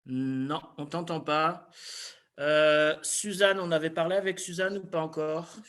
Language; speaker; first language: French; native; French